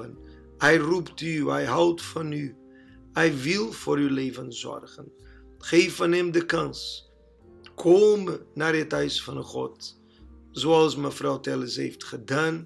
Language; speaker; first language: Dutch; non-native, learner; Portuguese